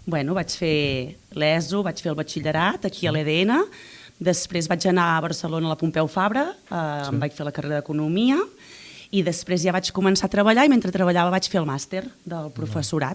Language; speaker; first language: Catalan; native; Catalan